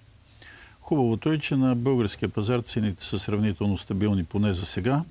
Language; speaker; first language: Bulgarian; native; Bulgarian